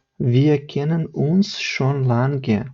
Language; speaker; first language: German; non-native, fluent; Ukrainian